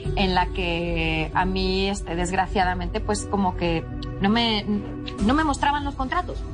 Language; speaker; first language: Spanish; native; Spanish